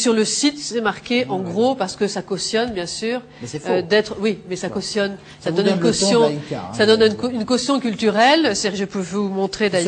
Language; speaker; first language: French; native; French